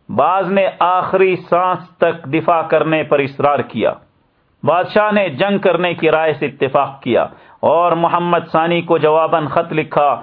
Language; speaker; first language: Urdu; native; Urdu